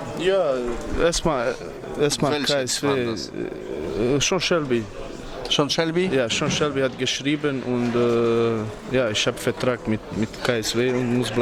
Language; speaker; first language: German; non-native, learner; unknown